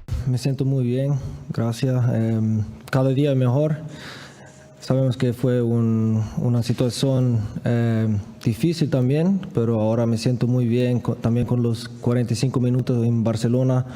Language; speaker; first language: Spanish; non-native, fluent; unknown